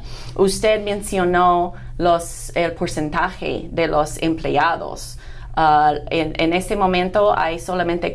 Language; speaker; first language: Spanish; non-native, fluent; English